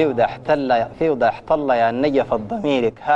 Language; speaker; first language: Arabic; native; Arabic